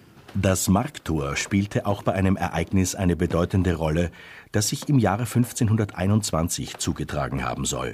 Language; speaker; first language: German; native; German